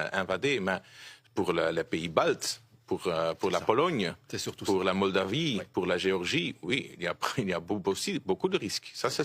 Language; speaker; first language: French; non-native, local second language; Dutch